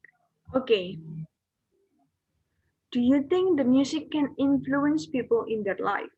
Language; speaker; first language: English; non-native, learner; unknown